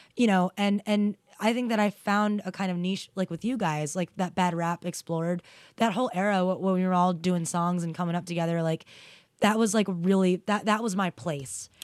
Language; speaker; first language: English; native; English